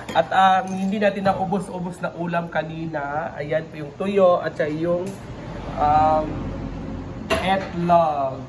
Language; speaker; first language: Filipino; native; Filipino